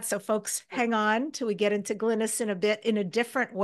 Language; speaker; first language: English; native; English